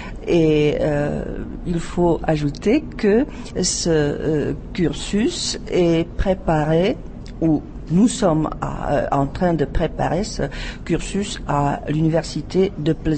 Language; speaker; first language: French; non-native, fluent; Czech